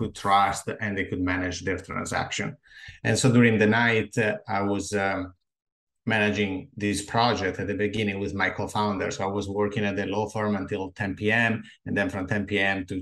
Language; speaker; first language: English; non-native, fluent; Italian